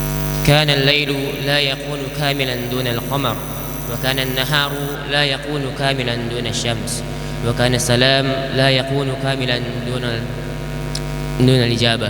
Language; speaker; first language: Arabic; non-native, learner; Indonesian